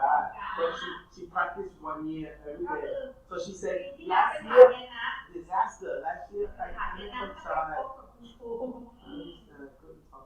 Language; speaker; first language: English; non-native, fluent; Thai